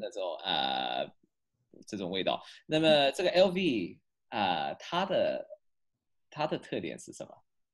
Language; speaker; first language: Chinese; non-native, fluent; English